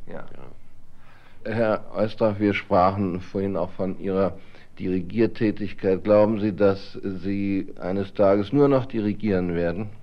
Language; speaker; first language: German; native; German